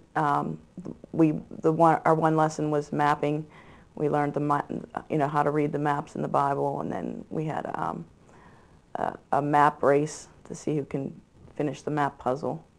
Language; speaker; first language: English; native; English